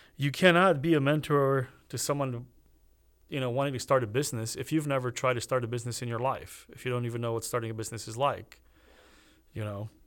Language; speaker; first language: English; early bilingual, other home language; Romanian